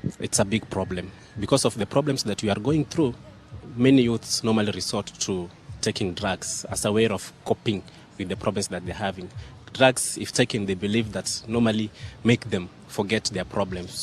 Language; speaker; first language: English; non-native, local second language; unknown